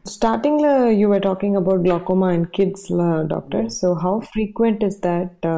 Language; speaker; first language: English; non-native, local second language; Tamil